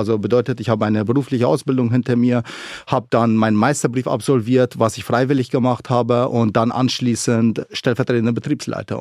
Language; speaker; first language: German; early bilingual, other home language; Arabic